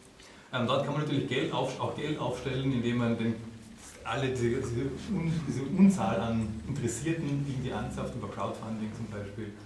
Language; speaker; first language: German; native; German